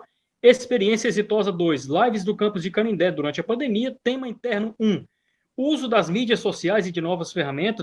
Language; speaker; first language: Portuguese; native; Portuguese